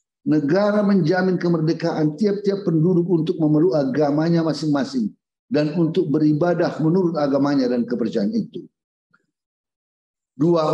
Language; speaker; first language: Indonesian; native; Indonesian